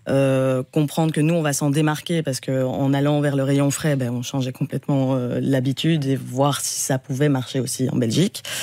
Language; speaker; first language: French; native; French